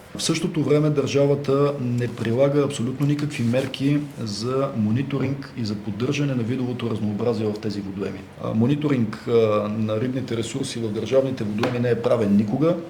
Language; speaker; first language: Bulgarian; native; Bulgarian